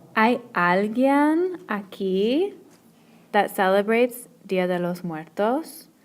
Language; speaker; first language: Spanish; non-native, fluent; English